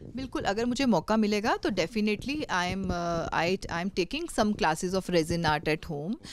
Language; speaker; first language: Hindi; native; Hindi